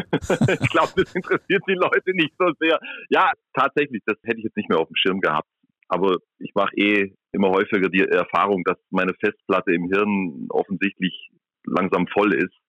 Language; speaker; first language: German; native; German